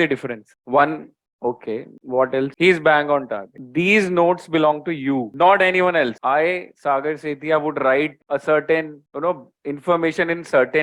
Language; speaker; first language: English; non-native, local second language; Hindi